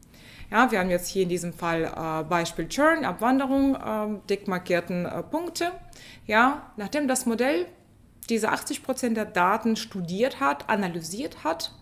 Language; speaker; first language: German; non-native, fluent; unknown